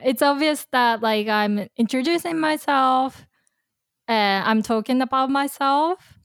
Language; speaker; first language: English; non-native, fluent; Japanese